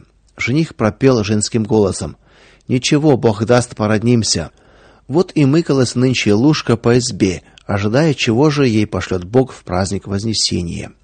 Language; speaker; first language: Russian; native; Russian